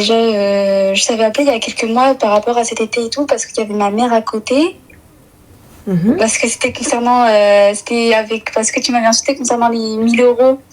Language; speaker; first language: French; early bilingual, other home language; Arabic